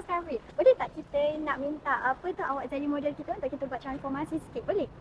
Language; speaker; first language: Malay; native; Malay